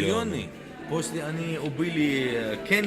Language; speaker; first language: Russian; non-native, learner; Arabic